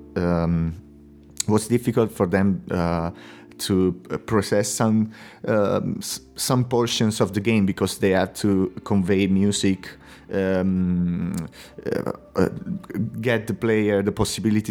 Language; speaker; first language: English; non-native, fluent; Italian